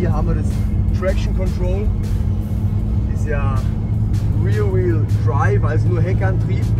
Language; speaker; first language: German; native; German